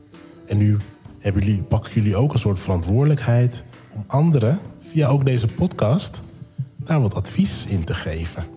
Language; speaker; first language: Dutch; native; Dutch